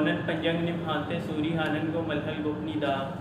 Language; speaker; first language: Korean; non-native, learner; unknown